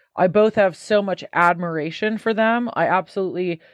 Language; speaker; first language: English; native; English